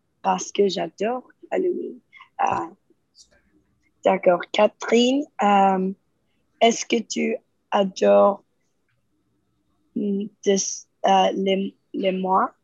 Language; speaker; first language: French; non-native, learner; Spanish